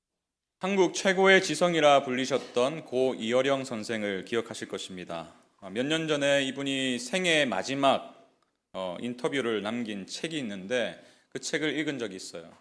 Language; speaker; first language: Korean; native; Korean